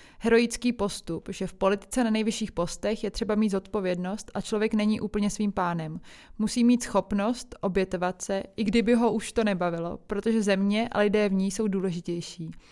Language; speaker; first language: Czech; native; Czech